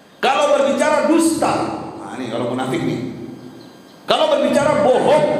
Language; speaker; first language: Indonesian; native; Indonesian